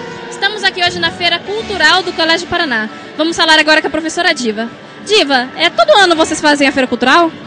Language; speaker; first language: Portuguese; native; Portuguese